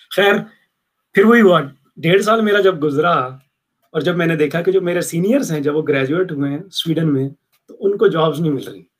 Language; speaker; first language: Urdu; native; Urdu